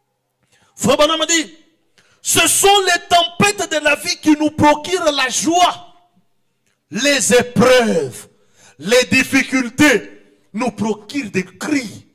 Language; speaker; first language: French; non-native, local second language; Swahili